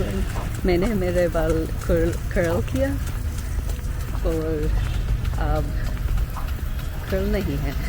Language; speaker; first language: Hindi; non-native, learner; English